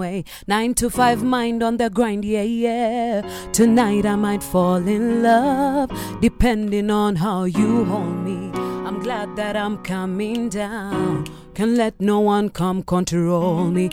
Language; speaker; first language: English; non-native, local second language; Kamba